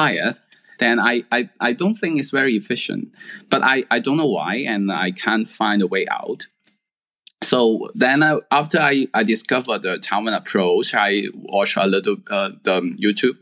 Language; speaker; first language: English; non-native, local second language; Cantonese